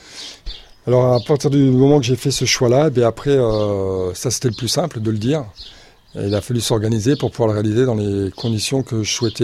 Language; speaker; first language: French; native; French